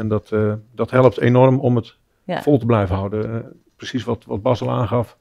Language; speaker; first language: Dutch; native; Dutch